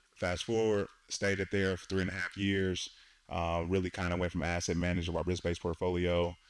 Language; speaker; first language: English; native; English